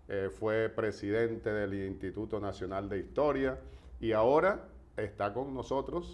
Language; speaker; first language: Spanish; native; Spanish